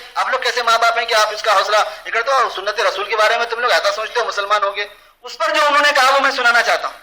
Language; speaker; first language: Urdu; native; Urdu